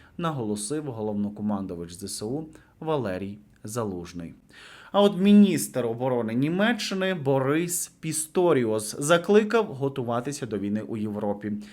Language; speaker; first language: Ukrainian; native; Ukrainian